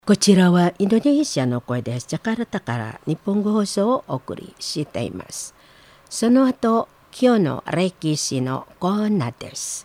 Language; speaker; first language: Japanese; non-native, learner; Indonesian